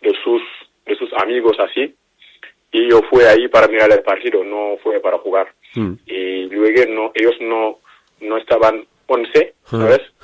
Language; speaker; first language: Spanish; non-native, learner; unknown